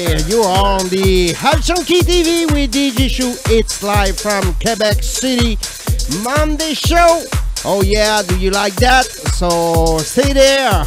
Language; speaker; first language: English; non-native, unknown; French